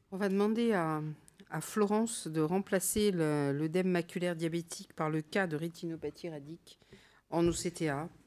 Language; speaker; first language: French; native; French